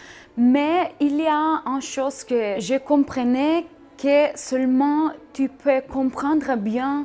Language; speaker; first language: French; non-native, fluent; Catalan